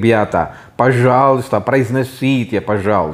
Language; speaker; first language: Russian; non-native, fluent; Filipino